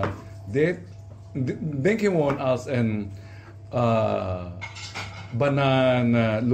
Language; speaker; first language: Dutch; non-native, learner; Filipino